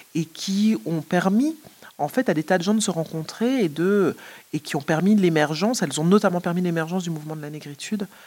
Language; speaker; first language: French; native; French